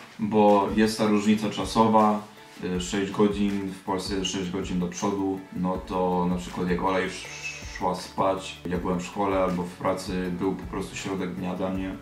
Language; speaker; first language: Polish; early bilingual, heritage; Polish